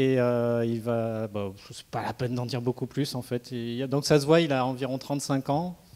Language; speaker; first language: French; native; French